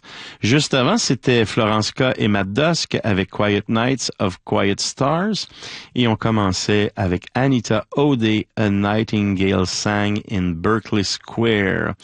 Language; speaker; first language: French; native; French